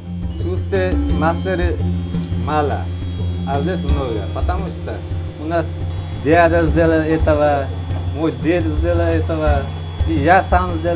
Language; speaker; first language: Russian; non-native, local second language; Uzbek